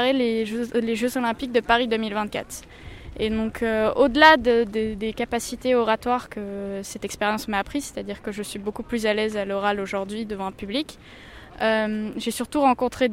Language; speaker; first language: French; early bilingual, heritage; French